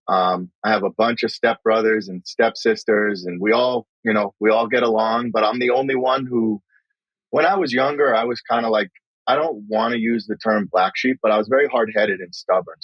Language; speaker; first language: English; native; English